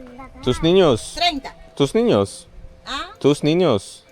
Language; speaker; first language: Spanish; non-native, learner; Turkish